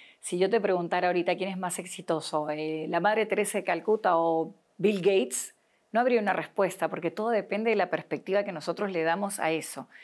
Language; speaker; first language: Spanish; native; Spanish